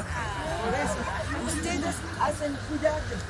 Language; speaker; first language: Spanish; non-native, learner; Greek